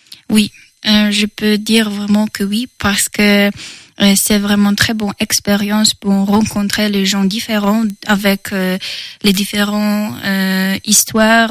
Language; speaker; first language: French; non-native, fluent; Polish